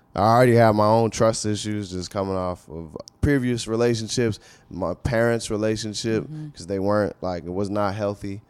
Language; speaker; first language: English; native; English